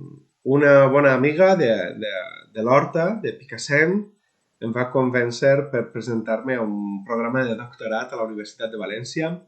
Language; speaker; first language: Catalan; non-native, local second language; Spanish